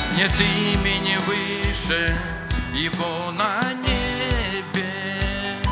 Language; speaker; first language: Ukrainian; non-native, local second language; Russian